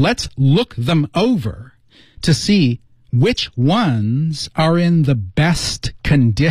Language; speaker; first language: English; native; English